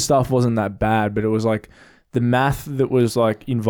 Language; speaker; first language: English; native; English